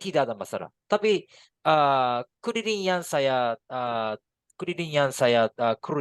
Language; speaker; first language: Indonesian; non-native, learner; Japanese